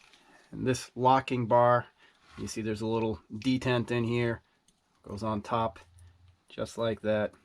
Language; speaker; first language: English; native; English